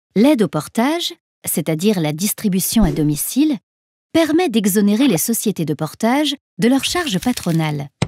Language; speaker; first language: French; native; French